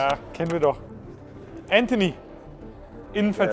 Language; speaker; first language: German; native; German